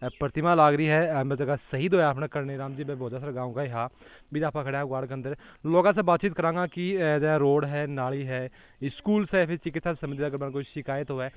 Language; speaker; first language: Hindi; native; Hindi